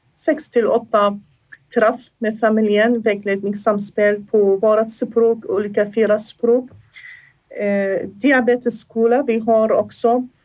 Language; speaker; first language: Swedish; non-native, fluent; Assyrian Neo-Aramaic